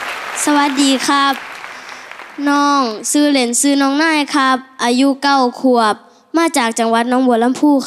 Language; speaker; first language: Thai; non-native, local second language; Northeastern Thai